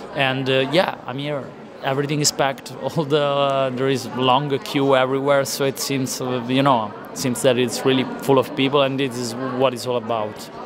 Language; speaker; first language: English; non-native, fluent; Italian